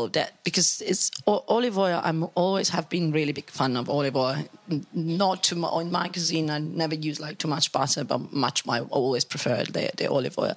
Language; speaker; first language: English; non-native, fluent; Italian